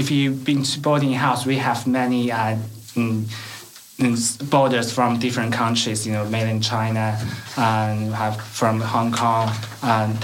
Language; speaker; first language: English; non-native, learner; Chinese